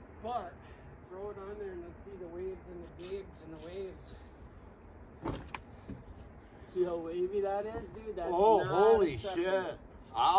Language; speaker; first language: English; native; English